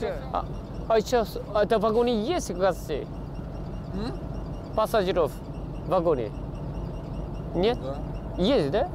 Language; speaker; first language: Russian; non-native, learner; Korean